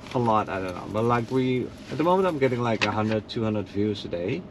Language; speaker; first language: English; non-native, fluent; Dutch